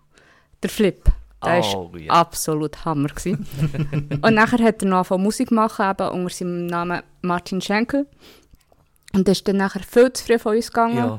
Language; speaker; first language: German; native; German